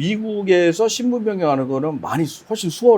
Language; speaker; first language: Korean; native; Korean